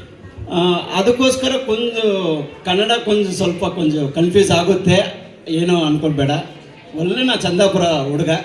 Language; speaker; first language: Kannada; non-native, learner; Telugu